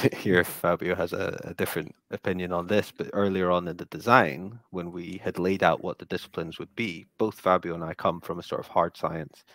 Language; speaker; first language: English; native; English